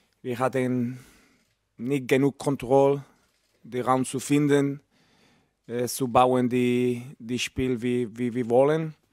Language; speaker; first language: German; non-native, learner; Spanish